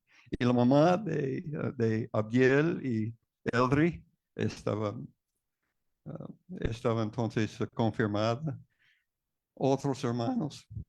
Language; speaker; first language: Spanish; non-native, fluent; English